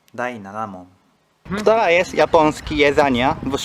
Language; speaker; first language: Polish; non-native, learner; Japanese